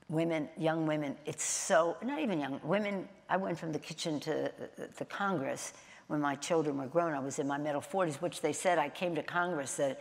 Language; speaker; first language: English; native; English